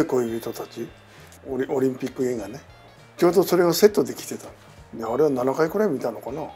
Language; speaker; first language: Japanese; native; Japanese